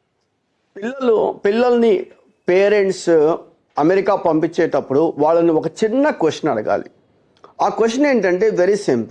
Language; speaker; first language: Telugu; native; Telugu